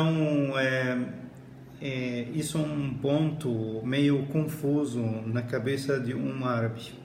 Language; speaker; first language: Portuguese; non-native, fluent; Arabic